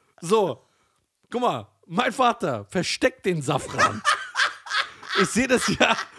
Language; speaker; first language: German; early bilingual, other home language; Persian